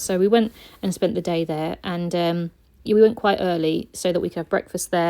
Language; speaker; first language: English; native; English